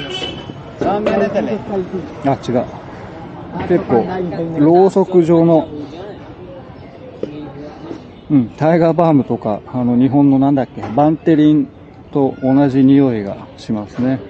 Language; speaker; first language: Japanese; native; Japanese